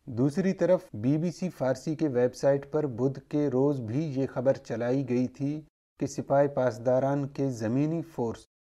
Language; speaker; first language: Urdu; non-native, local second language; Baluchi